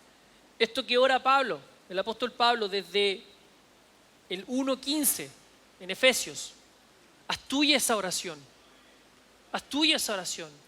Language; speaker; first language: Spanish; native; Spanish